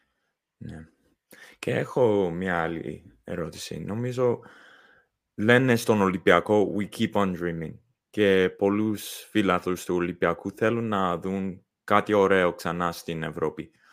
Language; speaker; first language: Greek; early bilingual, heritage; English